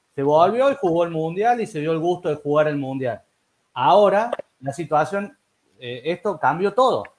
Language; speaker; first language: Spanish; native; Spanish